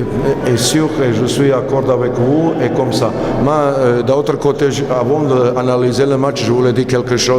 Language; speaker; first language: French; non-native, learner; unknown